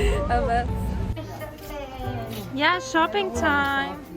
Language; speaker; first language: English; non-native, fluent; Turkish